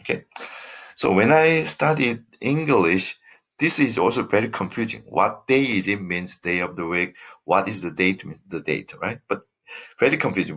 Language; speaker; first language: English; non-native, fluent; Korean